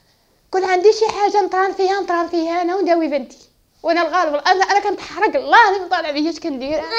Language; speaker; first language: Arabic; native; Arabic